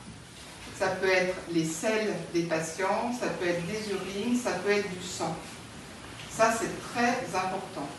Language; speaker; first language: French; native; French